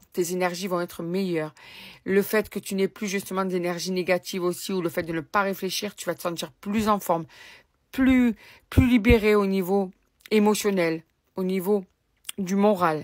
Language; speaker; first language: French; native; French